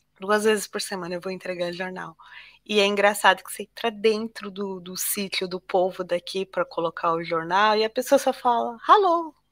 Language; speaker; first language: Portuguese; native; Portuguese